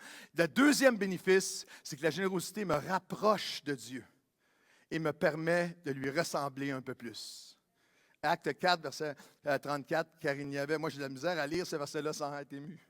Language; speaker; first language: French; native; French